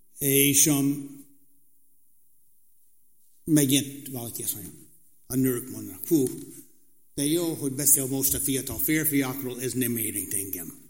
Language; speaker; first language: Hungarian; non-native, fluent; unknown